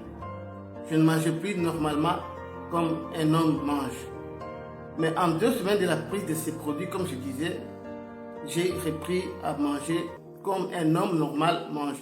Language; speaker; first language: French; non-native, local second language; Lingala